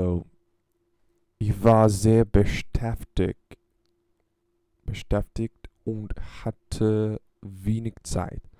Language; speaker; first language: German; non-native, learner; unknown